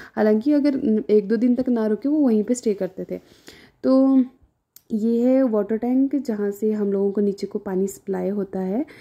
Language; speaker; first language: Hindi; non-native, local second language; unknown